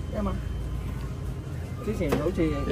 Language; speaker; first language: Chinese; non-native, local second language; Cantonese